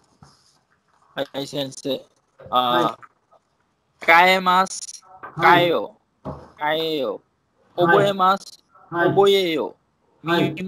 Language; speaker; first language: Japanese; non-native, learner; Bangla